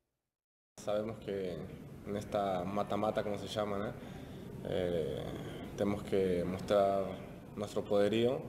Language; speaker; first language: Portuguese; non-native, fluent; Spanish